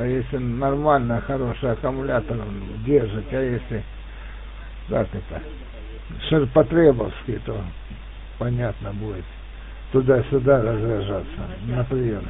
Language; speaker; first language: Russian; native; Russian